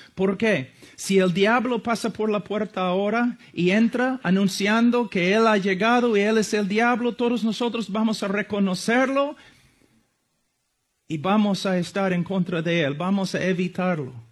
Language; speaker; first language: Spanish; non-native, fluent; English